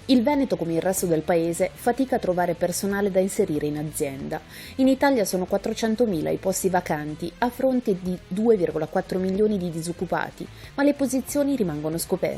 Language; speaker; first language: Italian; native; Italian